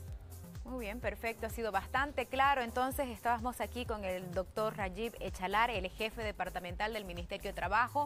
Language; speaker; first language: Spanish; native; Spanish